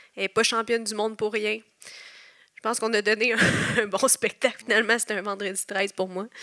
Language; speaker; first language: French; native; French